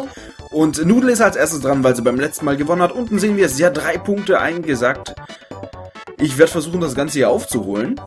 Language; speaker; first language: German; native; German